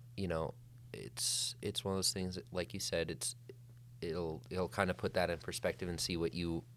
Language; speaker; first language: English; native; English